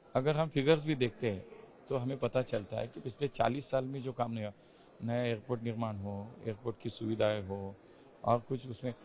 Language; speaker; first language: Hindi; non-native, local second language; Marathi